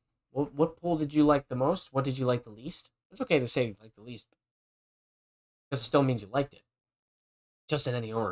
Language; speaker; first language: English; native; English